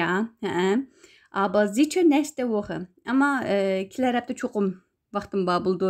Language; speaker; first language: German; non-native, fluent; Uyghur